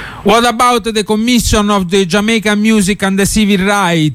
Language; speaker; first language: English; non-native, learner; Italian